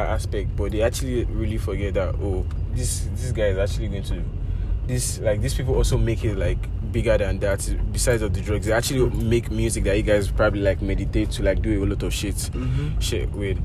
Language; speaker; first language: English; non-native, local second language; Yoruba